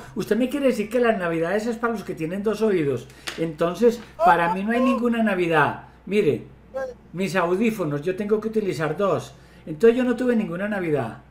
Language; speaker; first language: Spanish; native; Spanish